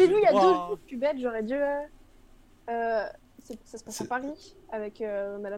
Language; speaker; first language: French; native; French